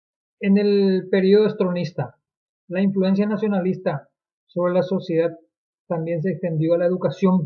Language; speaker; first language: Spanish; native; Spanish